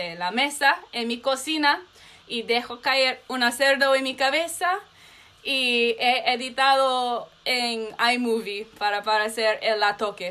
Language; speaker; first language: Spanish; non-native, learner; English